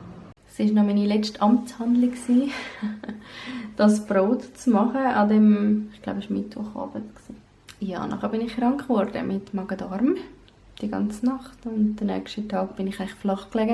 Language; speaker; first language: German; native; German